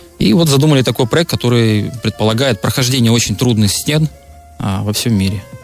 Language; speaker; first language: Russian; native; Russian